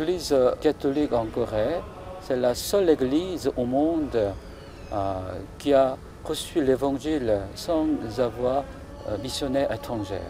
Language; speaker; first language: French; non-native, fluent; Korean